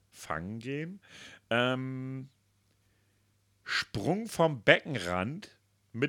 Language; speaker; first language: German; native; German